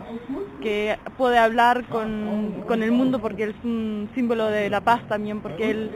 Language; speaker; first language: Spanish; non-native, learner; German